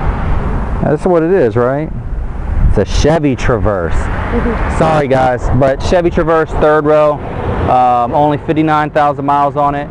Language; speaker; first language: English; native; English